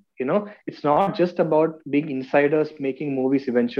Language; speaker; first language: English; non-native, local second language; Malayalam